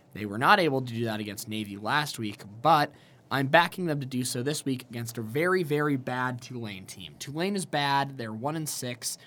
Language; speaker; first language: English; native; English